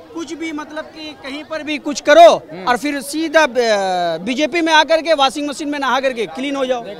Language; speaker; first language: Hindi; non-native, local second language; Bangla